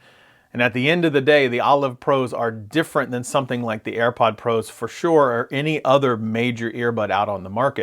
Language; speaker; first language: English; native; English